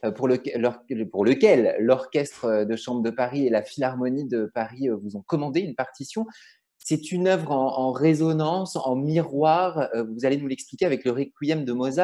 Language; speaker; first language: French; native; French